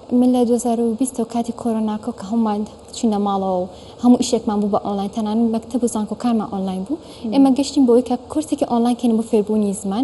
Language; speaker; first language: Central Kurdish; native; Central Kurdish